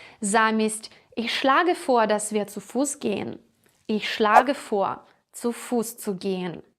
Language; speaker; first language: German; non-native, fluent; Ukrainian